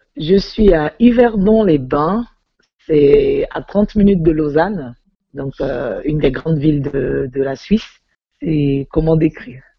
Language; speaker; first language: French; non-native, local second language; Yoruba